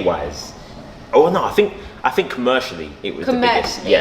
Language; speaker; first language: English; native; English